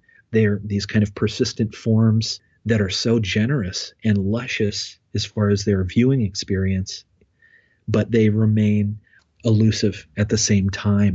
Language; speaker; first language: English; native; English